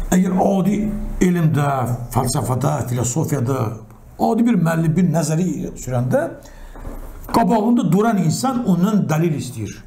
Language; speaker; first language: Azerbaijani; non-native, local second language; Talysh